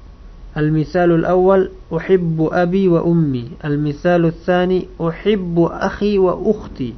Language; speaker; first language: Arabic; non-native, fluent; Uzbek